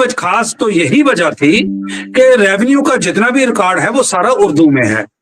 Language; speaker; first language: Hindi; non-native, local second language; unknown